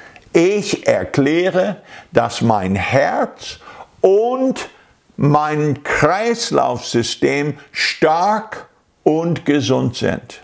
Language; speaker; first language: German; non-native, fluent; English